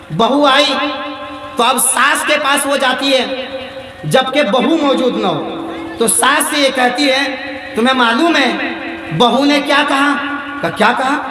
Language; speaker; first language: Urdu; native; Urdu